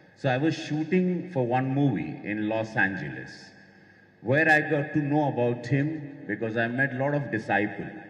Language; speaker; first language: English; non-native, local second language; Hindi